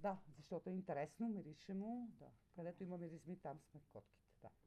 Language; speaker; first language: Bulgarian; native; Bulgarian